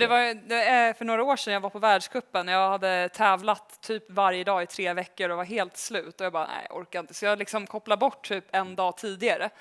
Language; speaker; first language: Swedish; native; Swedish